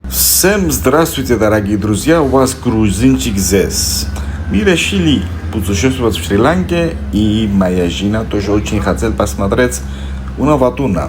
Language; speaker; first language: Russian; non-native, learner; Georgian